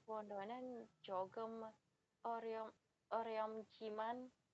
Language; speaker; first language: Korean; non-native, learner; Indonesian